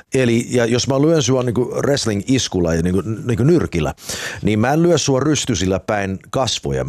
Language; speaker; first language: Finnish; early bilingual, heritage; Finnish